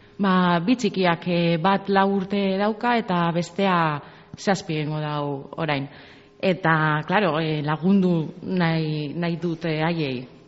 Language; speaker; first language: Basque; non-native, local second language; Spanish